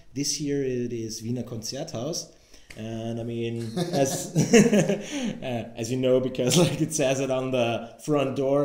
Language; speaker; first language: English; non-native, fluent; German